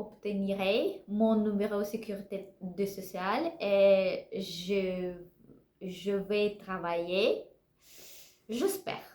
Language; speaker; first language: French; non-native, learner; Russian